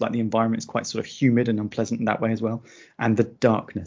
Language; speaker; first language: English; native; English